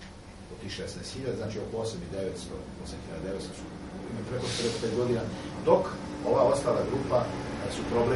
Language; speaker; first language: Serbian; native; Serbian